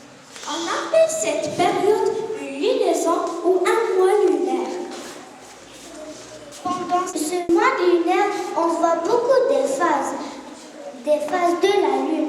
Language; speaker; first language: French; non-native, local second language; Arabic